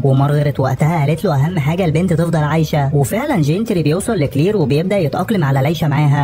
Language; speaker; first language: Arabic; native; Arabic